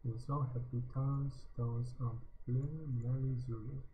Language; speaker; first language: French; non-native, learner; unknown